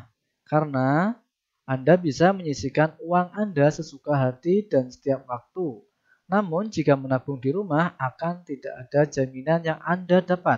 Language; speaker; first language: Indonesian; native; Indonesian